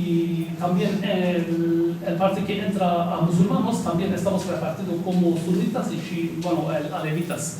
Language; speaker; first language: Spanish; non-native, fluent; Kurdish